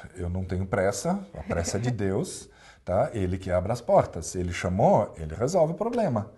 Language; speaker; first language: Portuguese; native; Portuguese